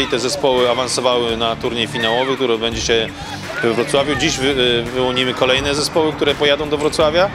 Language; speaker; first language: Polish; native; Polish